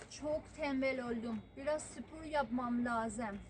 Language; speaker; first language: Turkish; non-native, fluent; Persian